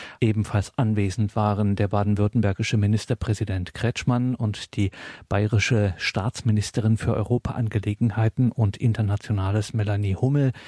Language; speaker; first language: German; native; German